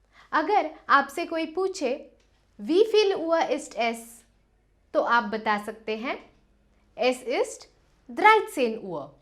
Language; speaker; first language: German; non-native, fluent; Hindi